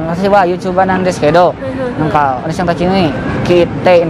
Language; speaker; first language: Japanese; non-native, learner; Indonesian